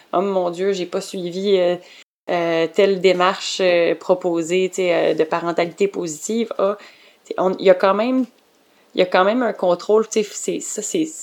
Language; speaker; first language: French; native; French